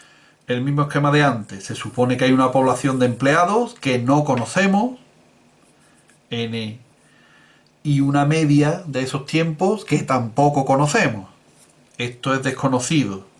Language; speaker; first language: Spanish; native; Spanish